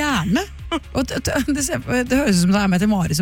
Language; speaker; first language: Norwegian; native; Norwegian